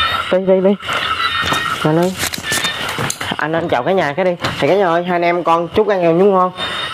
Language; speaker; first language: Vietnamese; native; Vietnamese